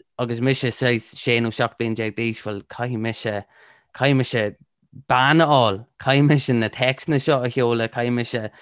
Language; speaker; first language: Irish; non-native, local second language; English